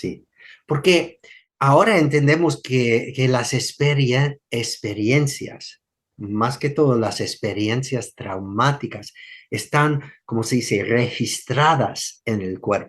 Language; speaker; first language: Spanish; non-native, fluent; English